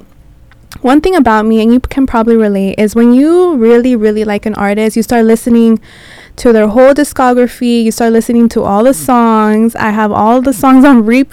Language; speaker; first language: English; early bilingual, other home language; Spanish